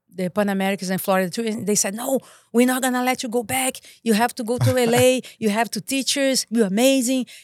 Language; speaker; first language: English; non-native, fluent; Portuguese